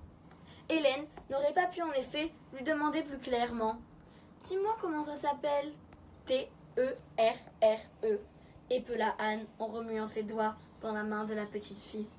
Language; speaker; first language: French; native; French